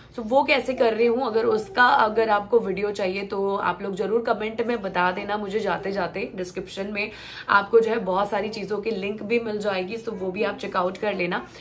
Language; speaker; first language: Hindi; non-native, local second language; Gujarati